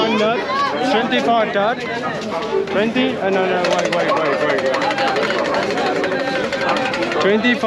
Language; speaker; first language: English; non-native, learner; Vietnamese